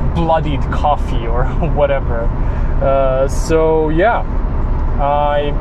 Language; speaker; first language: English; non-native, fluent; Serbian